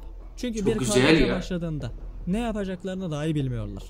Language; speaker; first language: Turkish; native; Turkish